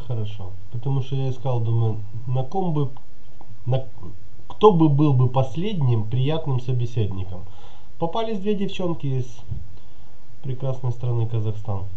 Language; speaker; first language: Russian; native; Russian